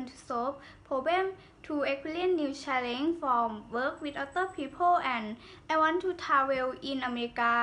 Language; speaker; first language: English; non-native, learner; Thai